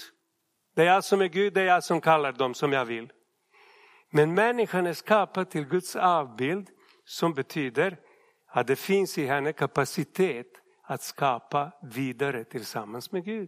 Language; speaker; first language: Swedish; non-native, fluent; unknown